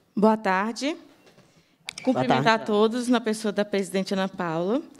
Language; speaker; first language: Portuguese; native; Portuguese